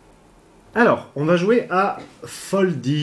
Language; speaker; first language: French; native; French